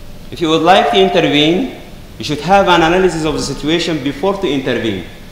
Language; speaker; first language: English; non-native, fluent; Arabic